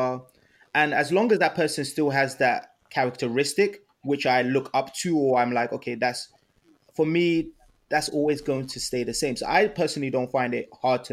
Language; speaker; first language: English; non-native, local second language; Yoruba